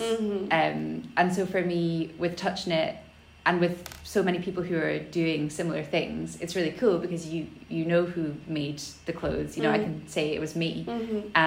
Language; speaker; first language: English; native; English